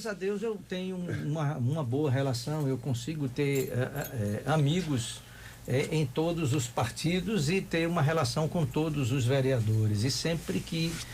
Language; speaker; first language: Portuguese; native; Portuguese